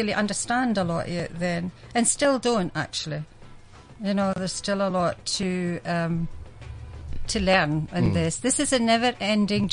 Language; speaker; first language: English; native; English